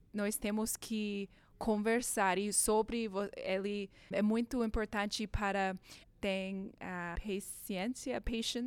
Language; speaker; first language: Portuguese; non-native, learner; English